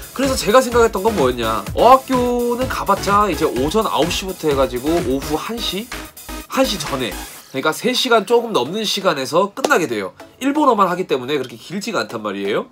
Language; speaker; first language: Korean; native; Korean